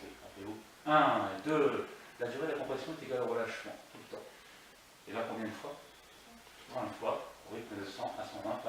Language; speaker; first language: French; native; French